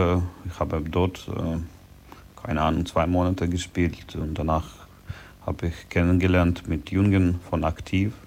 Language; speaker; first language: German; non-native, learner; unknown